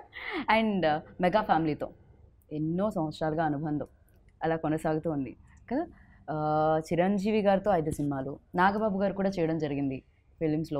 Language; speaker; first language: Telugu; native; Telugu